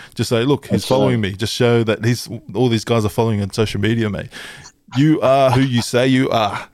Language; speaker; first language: English; early bilingual, other home language; Tongan